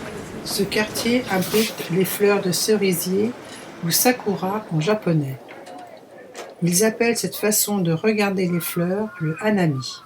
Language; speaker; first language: French; native; French